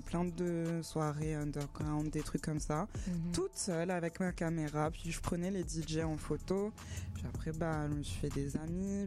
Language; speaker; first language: French; native; French